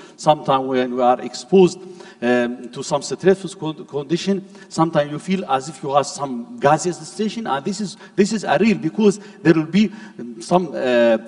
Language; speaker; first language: English; non-native, fluent; Arabic